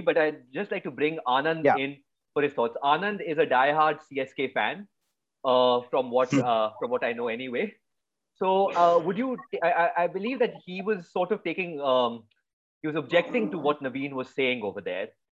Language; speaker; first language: English; non-native, local second language; Hindi